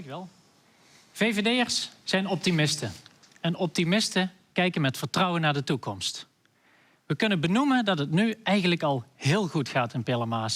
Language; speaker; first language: Dutch; native; Dutch